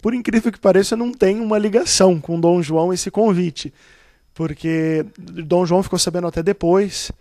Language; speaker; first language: Portuguese; native; Portuguese